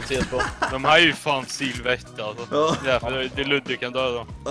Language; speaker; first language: Swedish; native; Swedish